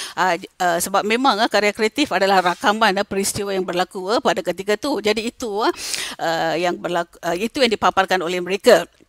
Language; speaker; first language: Malay; non-native, local second language; Tamil